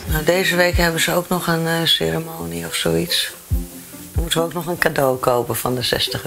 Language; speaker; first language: Dutch; native; Dutch